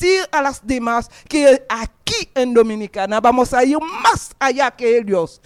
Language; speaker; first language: Spanish; non-native, fluent; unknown